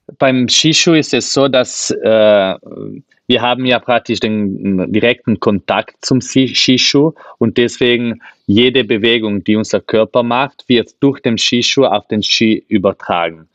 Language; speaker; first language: German; non-native, local second language; Ladin